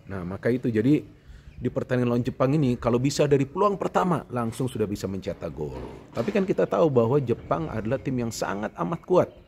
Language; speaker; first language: Indonesian; native; Indonesian